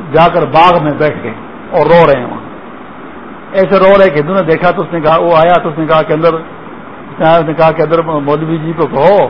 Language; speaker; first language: Urdu; non-native, local second language; Pashto